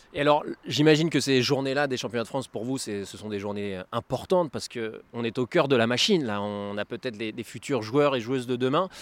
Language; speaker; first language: French; native; French